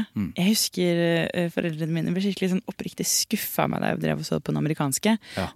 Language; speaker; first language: Norwegian; native; Norwegian